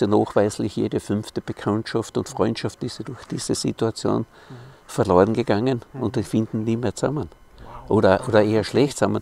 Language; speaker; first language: German; native; German